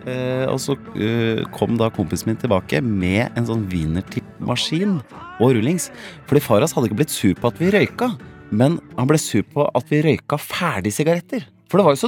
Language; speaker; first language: Norwegian; native; Norwegian